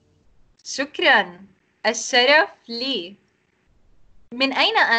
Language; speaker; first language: Arabic; native; Arabic